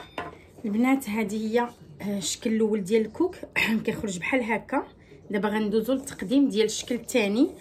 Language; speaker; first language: Arabic; native; Arabic